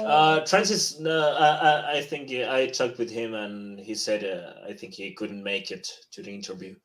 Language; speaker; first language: English; non-native, fluent; Spanish